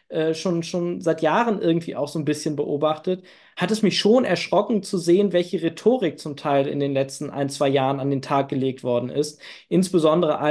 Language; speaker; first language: German; native; German